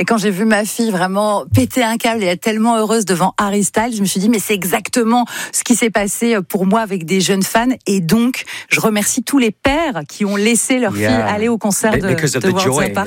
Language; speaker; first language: French; native; French